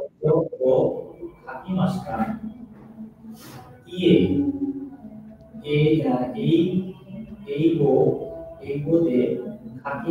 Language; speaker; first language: Japanese; non-native, learner; Bangla